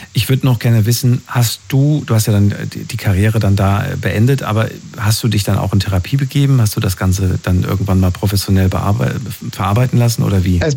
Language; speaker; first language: German; native; German